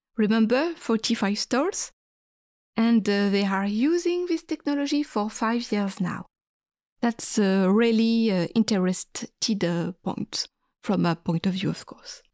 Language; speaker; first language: English; non-native, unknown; French